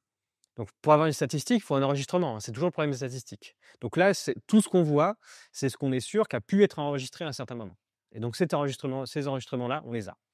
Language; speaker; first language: French; native; French